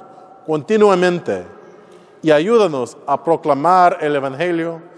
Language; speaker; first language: Spanish; non-native, fluent; English